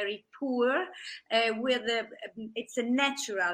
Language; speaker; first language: English; non-native, fluent; Italian